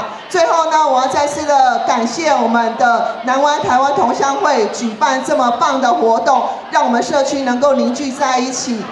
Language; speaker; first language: Chinese; native; Chinese